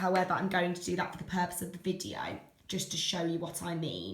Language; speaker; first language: English; native; English